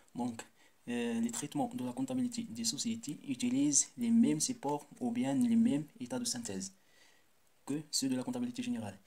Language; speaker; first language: French; non-native, local second language; Arabic